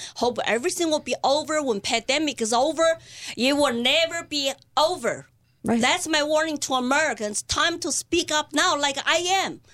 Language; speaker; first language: English; non-native, fluent; Chinese